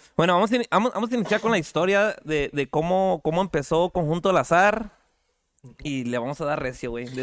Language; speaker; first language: Spanish; early bilingual, heritage; Spanish